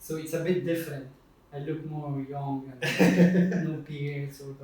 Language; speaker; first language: English; non-native, fluent; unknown